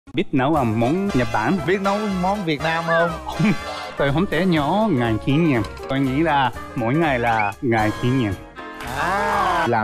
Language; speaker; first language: Vietnamese; non-native, learner; Japanese